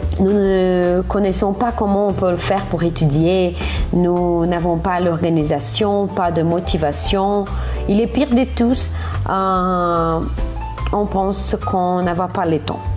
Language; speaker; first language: French; non-native, fluent; Portuguese